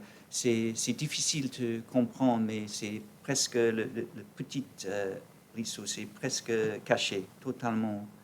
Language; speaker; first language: French; non-native, learner; English